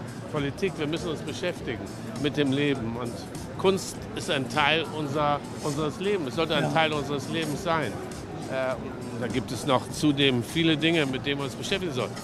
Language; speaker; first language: German; native; German